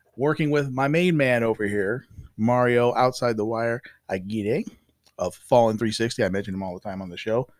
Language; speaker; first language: English; native; English